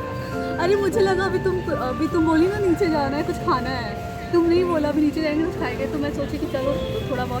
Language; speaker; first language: Hindi; non-native, local second language; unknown